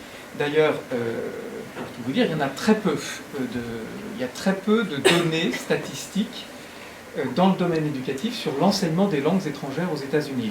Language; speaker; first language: French; native; French